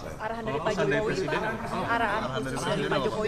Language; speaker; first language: Indonesian; native; Indonesian